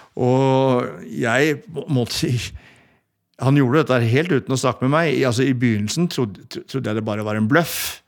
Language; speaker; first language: Norwegian; native; Norwegian